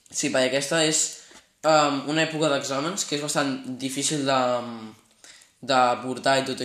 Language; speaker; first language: Catalan; non-native, local second language; Spanish